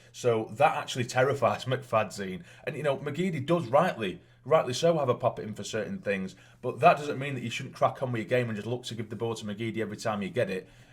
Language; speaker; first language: English; native; English